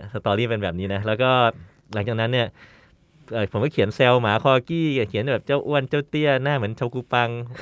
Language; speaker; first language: Thai; native; Thai